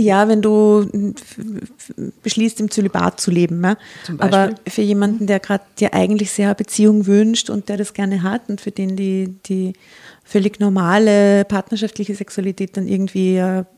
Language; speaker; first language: German; native; German